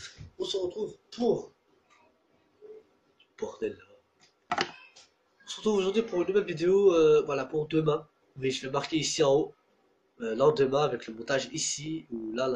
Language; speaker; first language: French; native; French